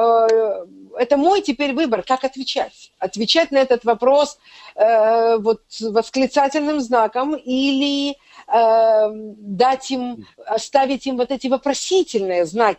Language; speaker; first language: Russian; native; Russian